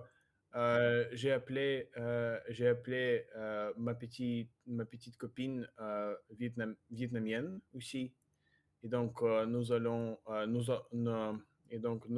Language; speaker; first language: French; non-native, learner; Russian